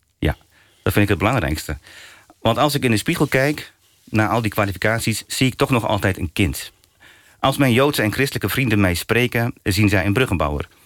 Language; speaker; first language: Dutch; early bilingual, other home language; Turkish